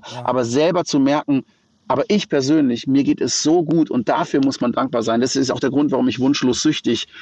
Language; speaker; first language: German; native; German